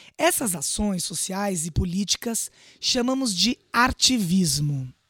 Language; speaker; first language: Portuguese; native; Portuguese